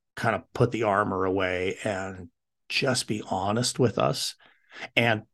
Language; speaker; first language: English; native; English